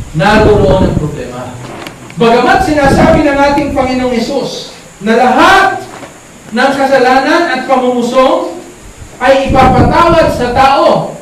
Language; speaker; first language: Filipino; native; Filipino